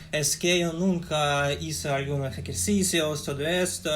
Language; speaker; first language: Spanish; non-native, fluent; Russian